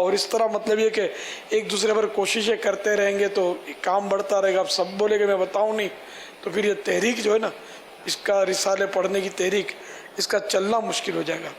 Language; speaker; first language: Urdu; non-native, local second language; Memoni